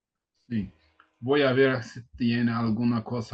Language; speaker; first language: Spanish; non-native, learner; Portuguese